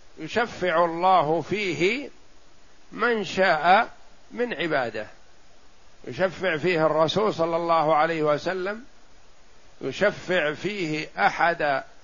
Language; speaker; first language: Arabic; native; Arabic